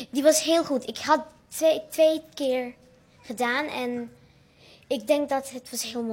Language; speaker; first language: Dutch; non-native, learner; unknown